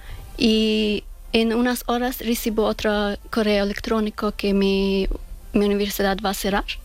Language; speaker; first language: Spanish; non-native, fluent; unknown